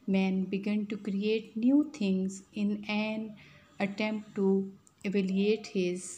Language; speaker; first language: English; non-native, local second language; Urdu